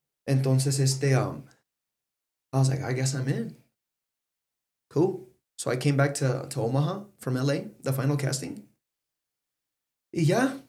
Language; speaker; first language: English; early bilingual, other home language; Spanish